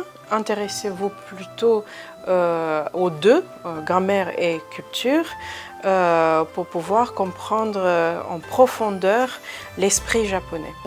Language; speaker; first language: French; early bilingual, other home language; Romanian